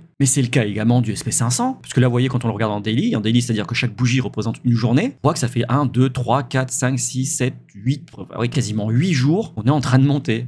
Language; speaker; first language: French; native; French